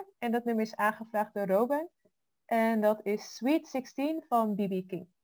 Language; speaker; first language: Dutch; native; Dutch